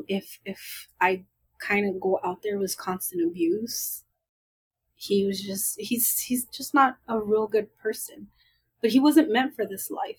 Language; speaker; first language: English; early bilingual, other home language; Spanish